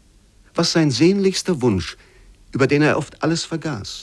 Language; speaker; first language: German; native; German